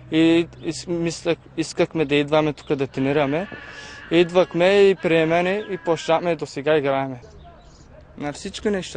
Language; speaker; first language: Bulgarian; non-native, local second language; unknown